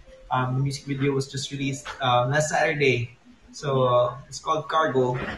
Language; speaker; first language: English; non-native, local second language; Filipino